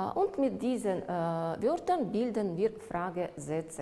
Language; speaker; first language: German; non-native, fluent; Russian